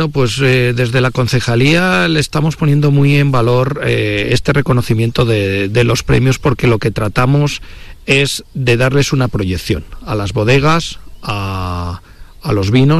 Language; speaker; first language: Spanish; native; Spanish